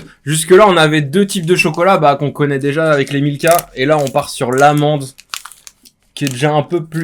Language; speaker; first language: French; native; French